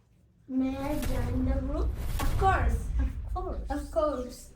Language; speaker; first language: English; non-native, learner; Bangla